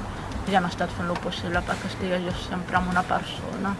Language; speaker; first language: Catalan; non-native, local second language; Spanish